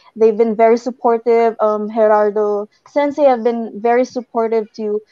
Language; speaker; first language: English; non-native, local second language; Filipino